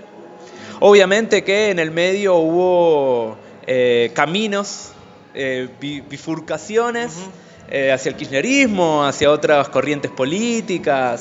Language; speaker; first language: Spanish; native; Spanish